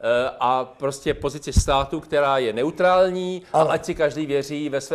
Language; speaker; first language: Czech; native; Czech